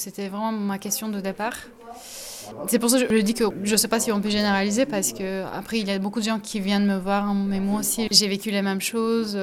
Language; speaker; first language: French; non-native, fluent; Turkish